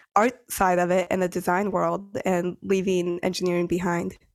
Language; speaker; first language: English; early bilingual, other home language; Spanish